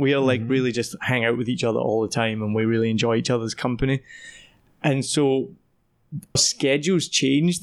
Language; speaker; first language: English; native; English